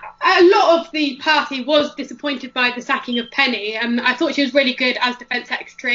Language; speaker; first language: English; native; English